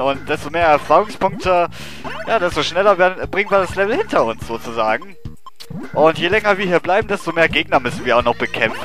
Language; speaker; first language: German; native; German